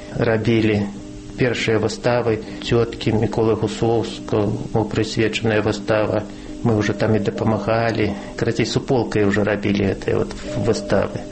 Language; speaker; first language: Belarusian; non-native, local second language; Russian